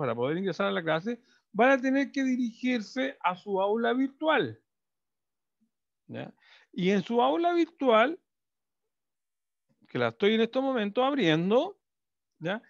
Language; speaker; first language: Spanish; native; Spanish